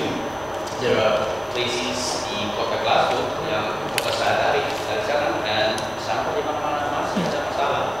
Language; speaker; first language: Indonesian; non-native, learner; English